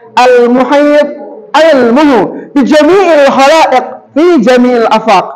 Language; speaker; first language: Arabic; non-native, fluent; Indonesian